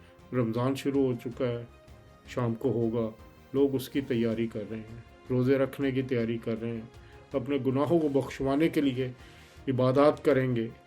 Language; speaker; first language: Urdu; native; Urdu